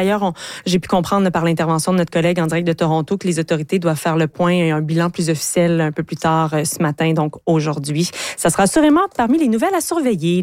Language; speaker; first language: French; native; French